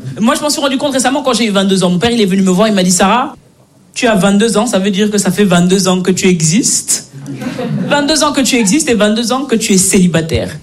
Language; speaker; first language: French; native; French